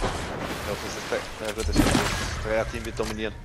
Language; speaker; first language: German; native; German